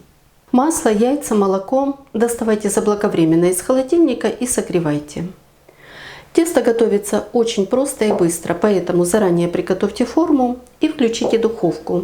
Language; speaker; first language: Russian; native; Russian